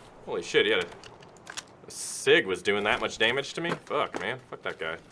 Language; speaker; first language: English; native; English